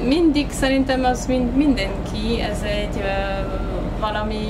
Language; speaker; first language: Hungarian; non-native, learner; French